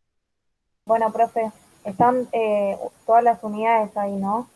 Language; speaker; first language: Spanish; native; Spanish